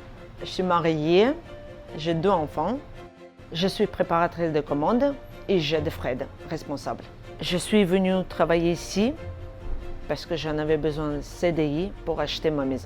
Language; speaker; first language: French; non-native, fluent; Armenian